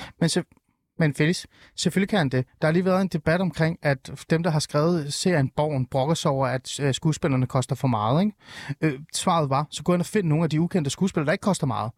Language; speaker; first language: Danish; early bilingual, other home language; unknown